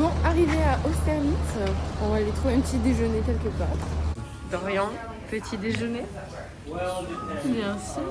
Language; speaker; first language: French; native; French